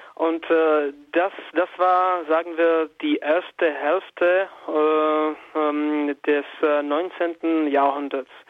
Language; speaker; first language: German; non-native, fluent; Czech